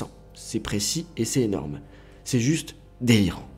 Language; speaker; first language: French; native; French